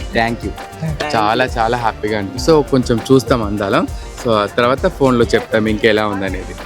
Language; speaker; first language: Telugu; native; Telugu